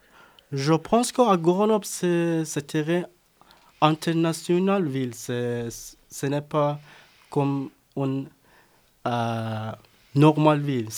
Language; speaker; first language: French; non-native, learner; Persian